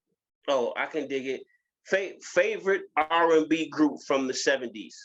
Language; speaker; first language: English; native; English